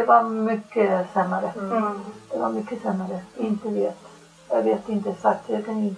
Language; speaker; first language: Swedish; non-native, fluent; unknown